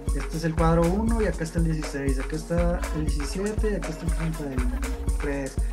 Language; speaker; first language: Spanish; native; Spanish